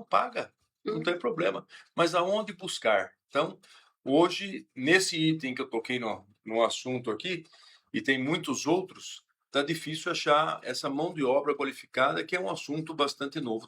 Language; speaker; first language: Portuguese; native; Portuguese